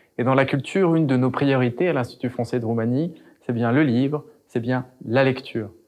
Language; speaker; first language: French; native; French